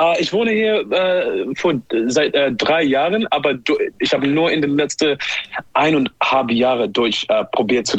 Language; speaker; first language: German; non-native, learner; English